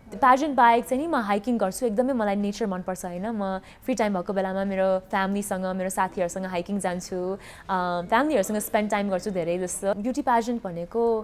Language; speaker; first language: Nepali; early bilingual, heritage; Nepali